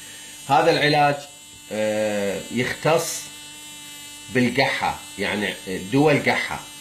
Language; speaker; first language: Arabic; native; Arabic